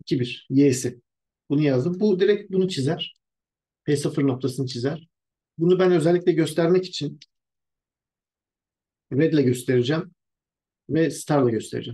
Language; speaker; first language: Turkish; native; Turkish